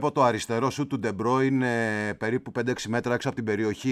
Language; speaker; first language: Greek; native; Greek